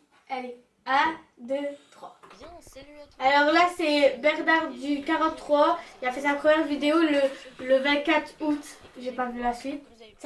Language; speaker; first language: French; native; French